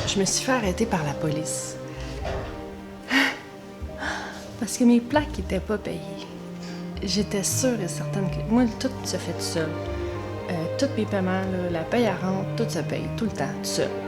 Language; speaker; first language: French; native; French